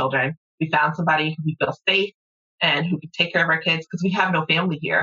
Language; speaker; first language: English; native; English